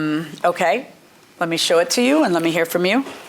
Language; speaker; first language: English; native; English